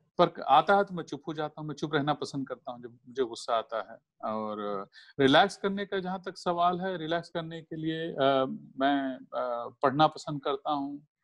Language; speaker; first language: Hindi; native; Hindi